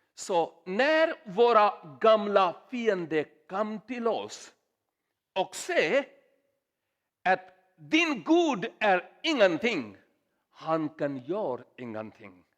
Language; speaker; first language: Swedish; non-native, learner; Urdu